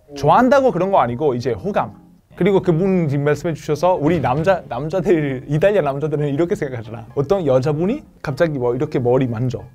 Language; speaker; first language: Korean; non-native, fluent; Italian